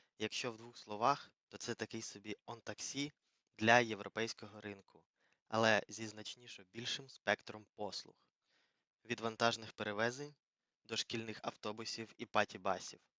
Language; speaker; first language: Ukrainian; native; Ukrainian